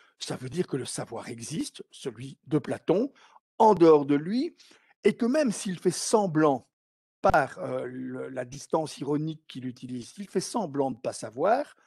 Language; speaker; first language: French; native; French